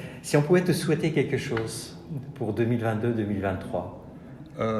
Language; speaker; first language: French; native; French